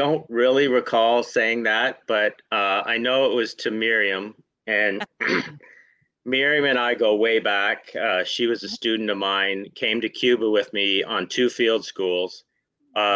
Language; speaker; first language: English; native; English